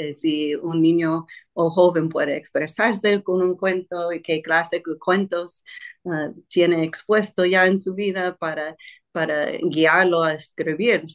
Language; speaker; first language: Spanish; non-native, fluent; English